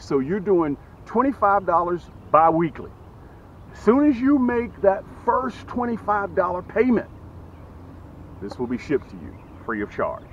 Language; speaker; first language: English; native; English